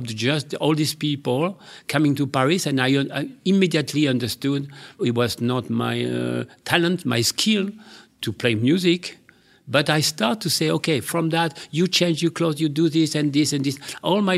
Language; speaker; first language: English; non-native, learner; French